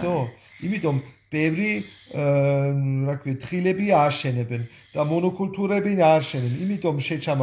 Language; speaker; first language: Georgian; non-native, learner; German